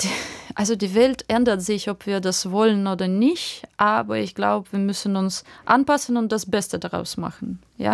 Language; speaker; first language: German; non-native, fluent; Russian